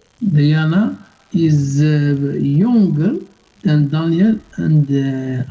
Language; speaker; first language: English; non-native, learner; Arabic